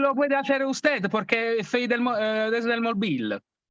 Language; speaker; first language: Spanish; non-native, learner; Italian